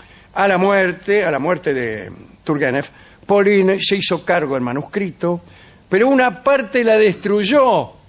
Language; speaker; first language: Spanish; native; Spanish